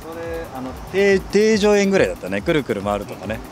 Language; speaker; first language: Japanese; native; Japanese